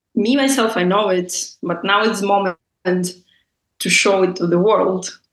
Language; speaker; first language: English; non-native, fluent; Russian